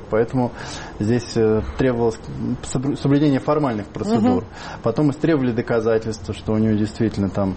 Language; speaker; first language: Russian; native; Russian